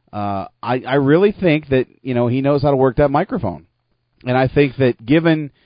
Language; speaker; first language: English; native; English